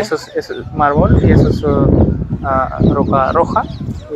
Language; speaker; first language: Spanish; non-native, learner; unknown